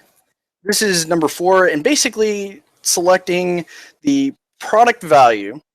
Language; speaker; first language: English; native; English